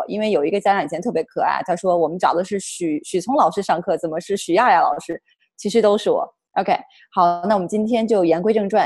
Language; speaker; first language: Chinese; native; Chinese